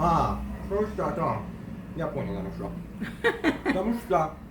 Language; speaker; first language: Russian; early bilingual, heritage; Russian